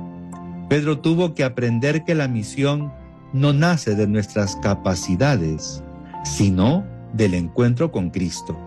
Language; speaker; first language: Spanish; native; Spanish